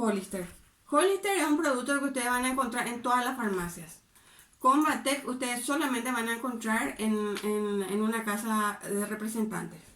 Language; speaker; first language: Spanish; native; Spanish